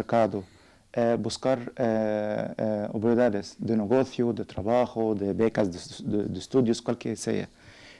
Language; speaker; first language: Spanish; non-native, learner; Arabic